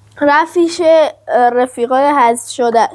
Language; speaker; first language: Persian; native; Persian